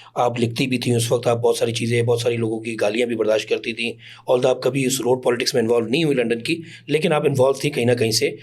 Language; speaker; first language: Urdu; native; Urdu